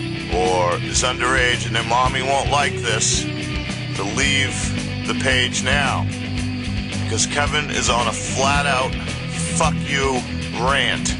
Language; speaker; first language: English; native; English